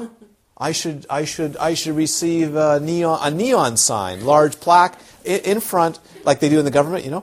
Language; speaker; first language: English; native; English